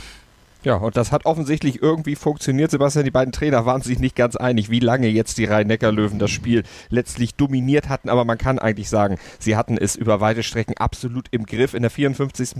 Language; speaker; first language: German; native; German